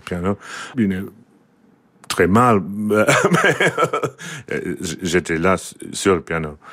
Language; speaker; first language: French; non-native, learner; English